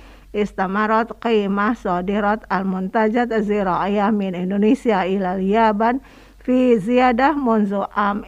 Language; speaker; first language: Arabic; non-native, fluent; Indonesian